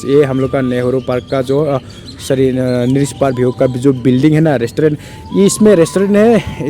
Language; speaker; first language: Hindi; non-native, local second language; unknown